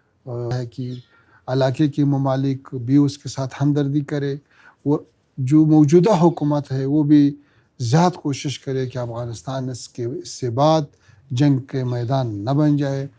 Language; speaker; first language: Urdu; non-native, fluent; Pashto